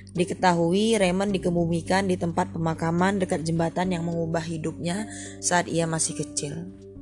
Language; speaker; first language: Indonesian; non-native, fluent; English